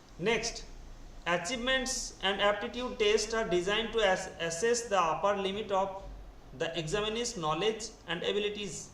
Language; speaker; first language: English; non-native, local second language; Bangla